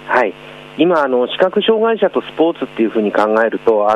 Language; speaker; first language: Japanese; native; Japanese